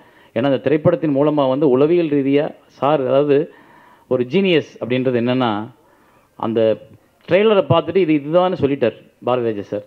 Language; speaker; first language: Tamil; native; Tamil